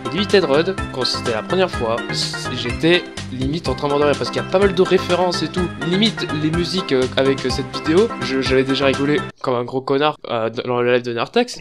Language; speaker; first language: French; native; French